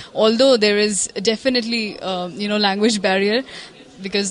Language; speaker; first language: English; non-native, local second language; Punjabi